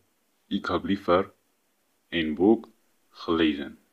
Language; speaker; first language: Dutch; non-native, fluent; Tigrinya